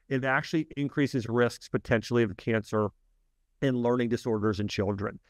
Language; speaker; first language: English; native; English